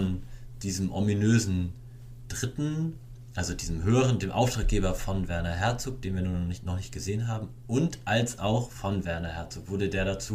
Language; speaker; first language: German; native; German